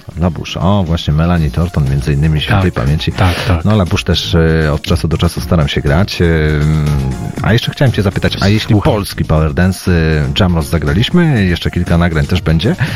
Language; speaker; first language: Polish; native; Polish